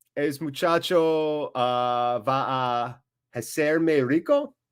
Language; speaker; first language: Spanish; non-native, learner; English